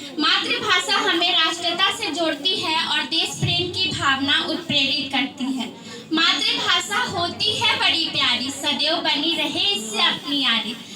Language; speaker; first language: Hindi; native; Hindi